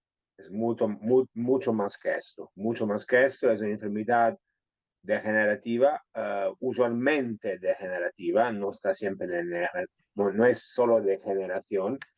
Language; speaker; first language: Spanish; non-native, fluent; Italian